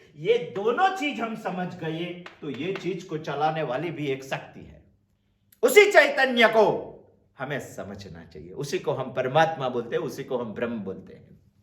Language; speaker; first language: Hindi; non-native, local second language; Gujarati